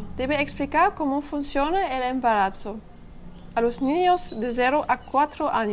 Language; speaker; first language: Spanish; non-native, learner; French